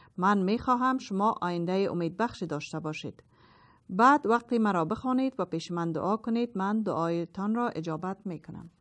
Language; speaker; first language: Persian; native; Persian